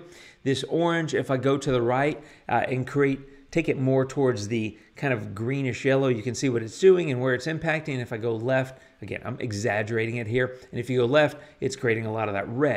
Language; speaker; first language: English; native; English